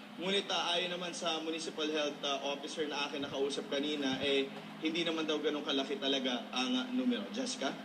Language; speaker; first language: Filipino; native; Filipino